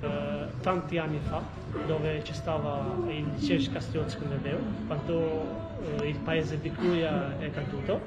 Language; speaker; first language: Italian; non-native, fluent; Albanian